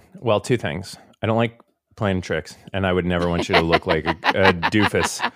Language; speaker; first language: English; native; English